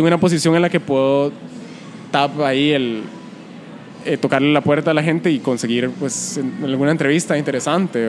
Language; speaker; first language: Spanish; native; Spanish